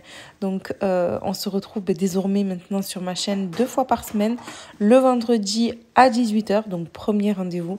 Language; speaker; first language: French; native; French